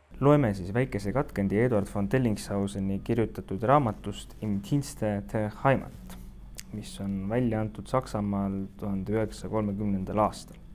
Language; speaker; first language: Estonian; native; Estonian